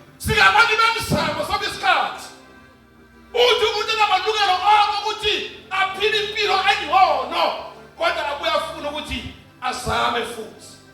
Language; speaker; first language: Zulu; native; Zulu